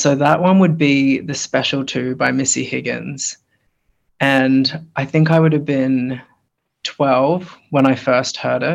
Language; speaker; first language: English; native; English